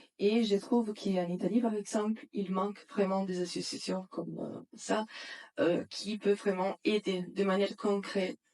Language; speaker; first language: French; non-native, fluent; Italian